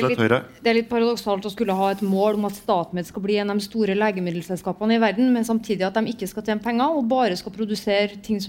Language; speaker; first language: Norwegian; native; Norwegian